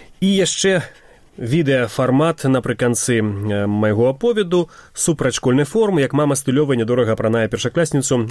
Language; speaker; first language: Belarusian; native; Belarusian